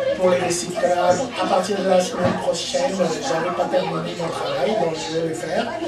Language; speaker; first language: French; non-native, local second language; Lingala